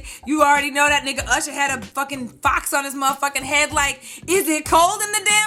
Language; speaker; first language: English; native; English